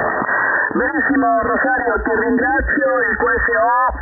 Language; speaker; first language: Italian; non-native, fluent; Spanish